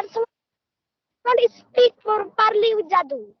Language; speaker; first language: English; non-native, learner; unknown